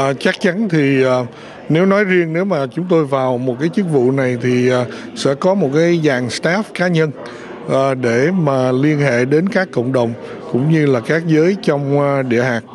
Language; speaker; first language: Vietnamese; early bilingual, heritage; Vietnamese